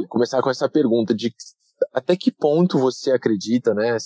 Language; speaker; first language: Portuguese; native; Portuguese